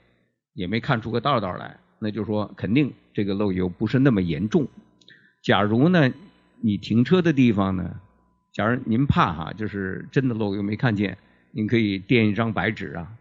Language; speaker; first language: Chinese; native; Chinese